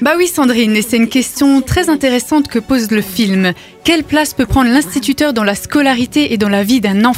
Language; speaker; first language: French; native; French